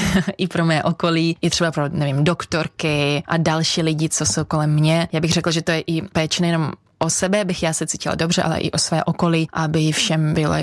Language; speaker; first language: Czech; non-native, fluent; Russian